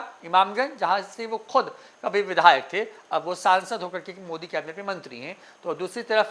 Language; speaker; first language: Hindi; native; Hindi